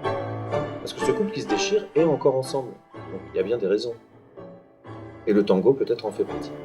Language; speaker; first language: French; native; French